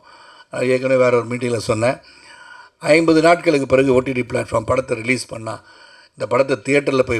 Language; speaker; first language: Tamil; native; Tamil